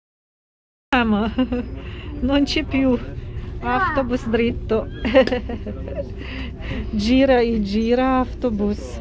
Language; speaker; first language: Italian; non-native, learner; Russian